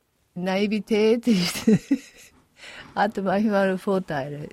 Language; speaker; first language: German; non-native, fluent; Japanese